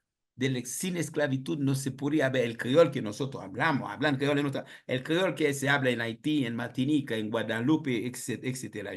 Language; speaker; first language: Spanish; non-native, fluent; Haitian Creole